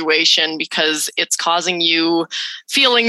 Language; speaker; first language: English; native; English